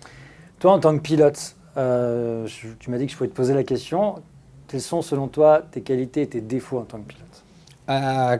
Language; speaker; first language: French; native; French